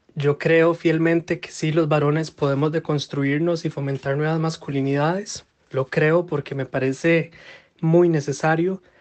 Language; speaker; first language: Spanish; native; Spanish